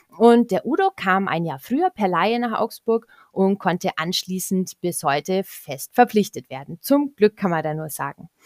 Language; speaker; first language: German; native; German